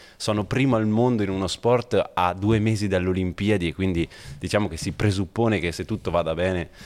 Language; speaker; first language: Italian; native; Italian